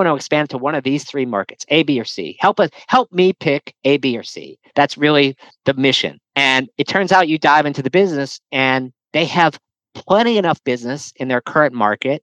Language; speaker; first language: English; native; English